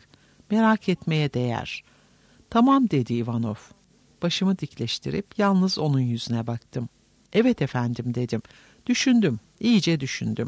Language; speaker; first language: Turkish; native; Turkish